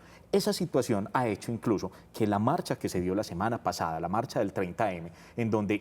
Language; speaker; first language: Spanish; native; Spanish